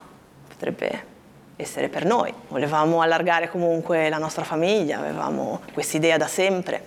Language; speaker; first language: Italian; native; Italian